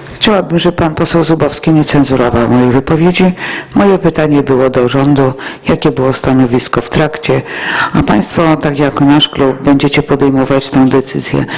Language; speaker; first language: Polish; native; Polish